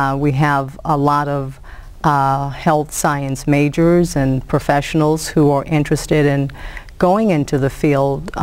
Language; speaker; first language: English; native; English